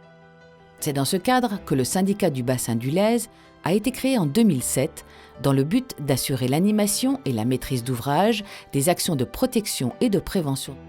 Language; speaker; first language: French; native; French